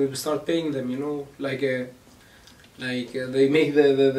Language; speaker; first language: English; non-native, learner; Greek